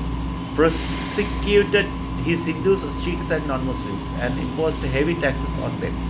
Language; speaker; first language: English; non-native, local second language; Sinhala